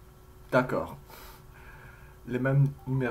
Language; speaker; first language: French; non-native, learner; English